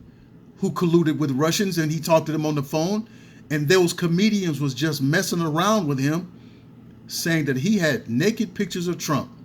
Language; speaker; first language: English; native; English